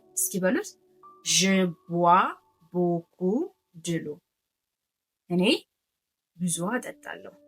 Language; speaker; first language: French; non-native, fluent; Amharic